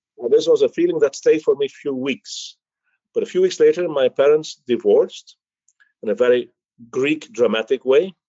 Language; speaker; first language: English; early bilingual, other home language; Dutch